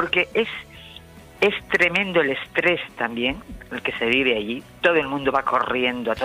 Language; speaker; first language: Spanish; native; Spanish